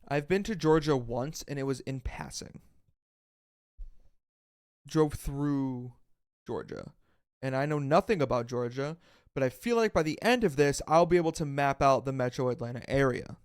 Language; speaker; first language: English; native; English